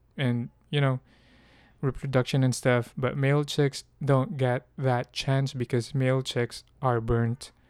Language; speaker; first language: English; non-native, local second language; Filipino